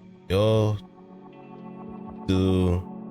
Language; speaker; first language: Spanish; non-native, learner; English